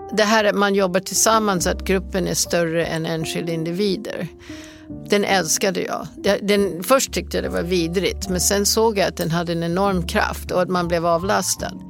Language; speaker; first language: Swedish; non-native, fluent; English